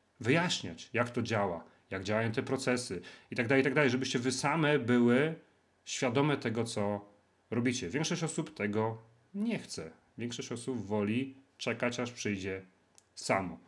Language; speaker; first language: Polish; native; Polish